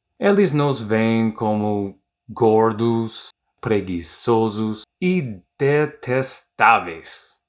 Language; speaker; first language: Portuguese; non-native, learner; English